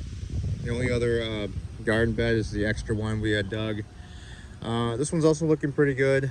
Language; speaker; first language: English; native; English